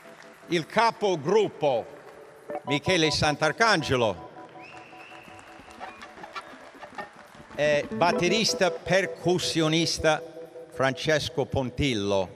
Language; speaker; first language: Italian; early bilingual, heritage; English